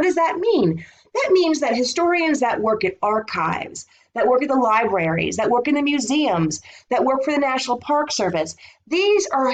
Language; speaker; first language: English; native; English